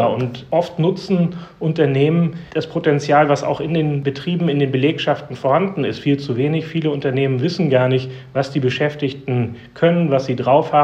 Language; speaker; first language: German; native; German